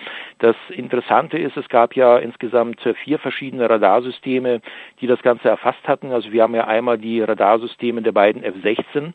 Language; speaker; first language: German; native; German